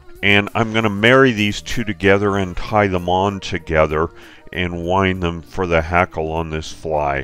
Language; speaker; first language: English; native; English